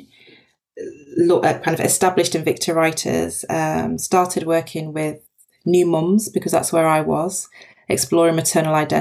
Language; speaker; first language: English; native; English